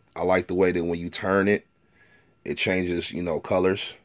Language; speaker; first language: English; native; English